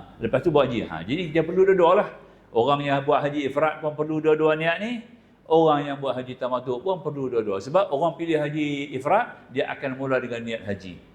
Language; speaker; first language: Malay; native; Malay